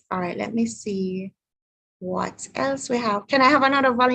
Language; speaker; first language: English; native; English